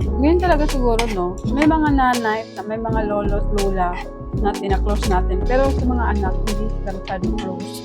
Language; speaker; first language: Filipino; non-native, local second language; Cebuano